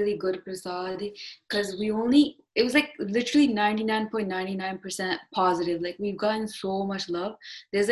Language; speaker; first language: English; non-native, local second language; Punjabi